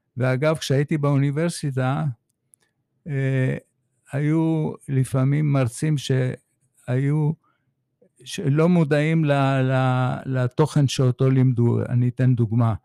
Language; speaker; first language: Hebrew; native; Hebrew